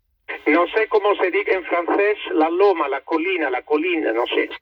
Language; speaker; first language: Spanish; non-native, fluent; Italian